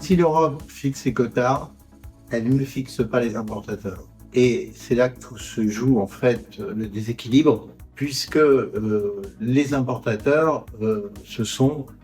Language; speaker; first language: French; native; French